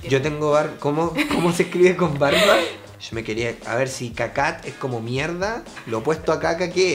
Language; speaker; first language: Spanish; native; Spanish